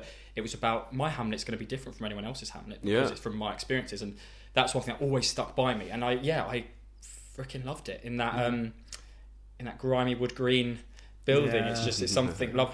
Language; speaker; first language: English; native; English